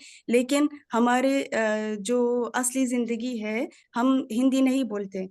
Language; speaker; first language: Hindi; non-native, fluent; Arabic